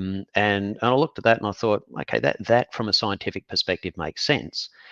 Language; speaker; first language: English; native; English